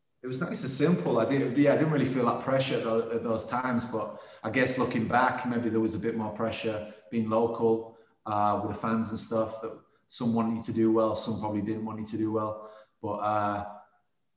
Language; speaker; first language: English; native; English